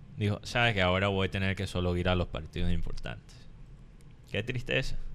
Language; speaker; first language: Spanish; non-native, fluent; English